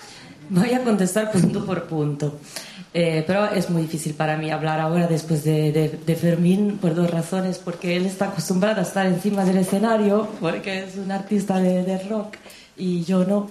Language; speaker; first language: Spanish; non-native, fluent; Italian